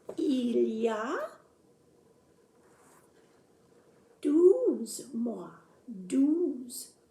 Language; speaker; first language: French; non-native, fluent; English